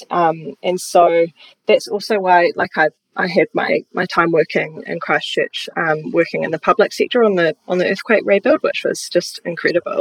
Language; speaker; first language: English; native; English